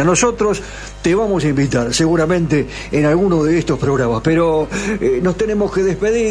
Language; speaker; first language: Spanish; native; Spanish